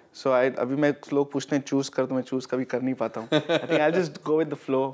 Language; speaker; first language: Hindi; native; Hindi